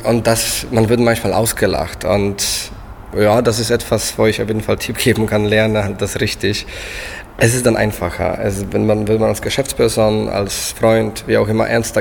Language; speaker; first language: German; non-native, fluent; Polish